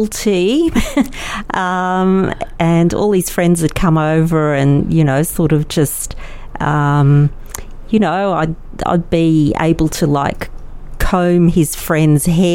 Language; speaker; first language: English; non-native, local second language; Yiddish